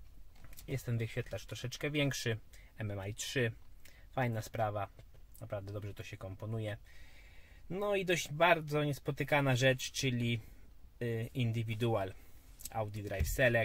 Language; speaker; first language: Polish; native; Polish